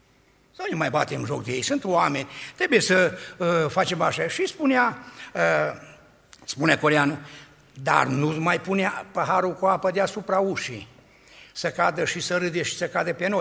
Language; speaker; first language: Romanian; native; Romanian